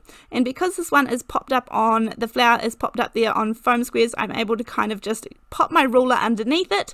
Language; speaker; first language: English; native; English